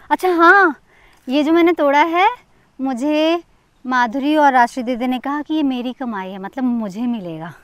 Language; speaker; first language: Hindi; native; Hindi